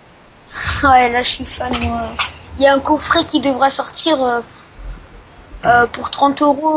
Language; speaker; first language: French; native; French